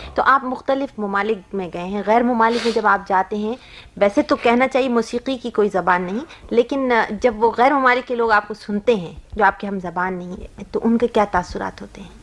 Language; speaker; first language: Urdu; native; Urdu